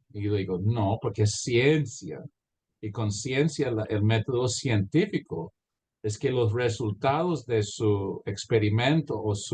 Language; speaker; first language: Spanish; early bilingual, heritage; Spanish